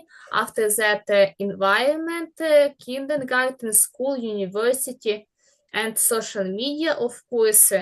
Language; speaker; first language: English; non-native, learner; Ukrainian